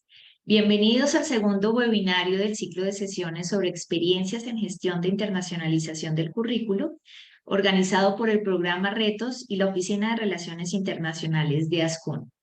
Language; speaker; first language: Spanish; native; Spanish